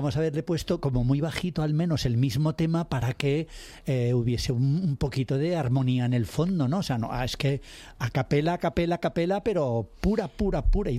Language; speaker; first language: Spanish; native; Spanish